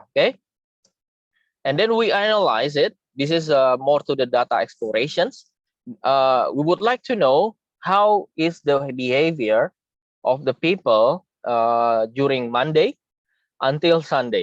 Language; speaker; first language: English; non-native, fluent; Indonesian